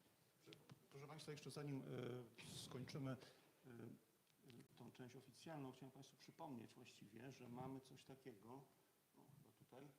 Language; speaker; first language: Polish; native; Polish